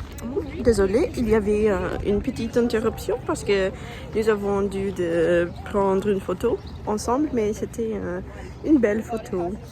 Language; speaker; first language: French; non-native, learner; English